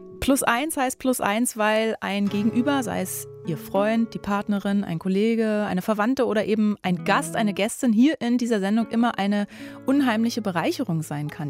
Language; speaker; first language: German; native; German